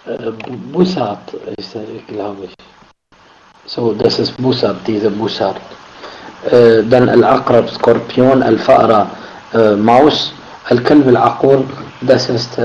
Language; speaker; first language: German; non-native, fluent; Arabic